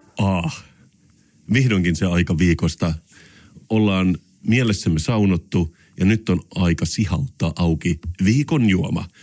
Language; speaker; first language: Finnish; non-native, local second language; Swedish